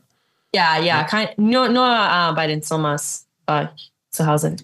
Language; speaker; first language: German; early bilingual, heritage; English